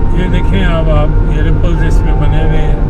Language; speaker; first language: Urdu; non-native, local second language; Punjabi